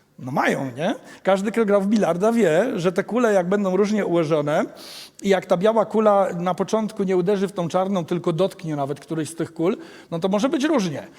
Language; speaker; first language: Polish; native; Polish